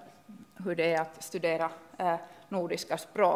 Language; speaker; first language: Swedish; non-native, local second language; Finnish